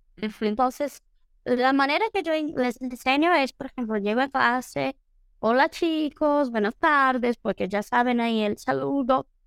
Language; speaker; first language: Spanish; non-native, fluent; Portuguese